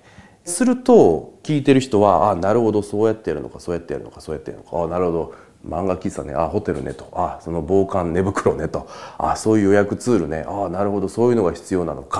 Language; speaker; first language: Japanese; native; Japanese